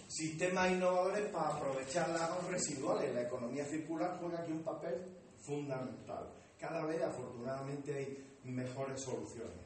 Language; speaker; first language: Spanish; native; Spanish